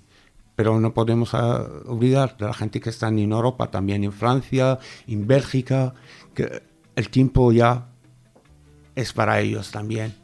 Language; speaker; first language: Spanish; non-native, fluent; Arabic